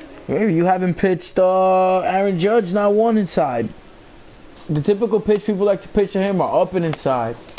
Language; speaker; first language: English; early bilingual, other home language; Spanish